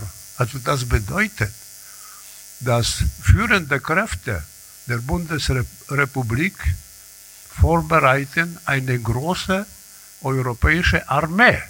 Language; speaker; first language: German; non-native, learner; Polish